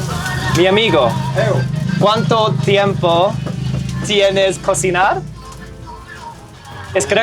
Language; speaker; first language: Spanish; non-native, learner; English